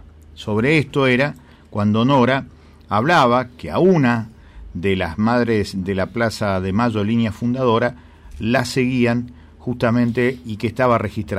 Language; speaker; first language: Spanish; native; Spanish